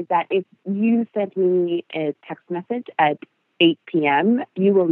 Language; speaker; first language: English; non-native, fluent; Spanish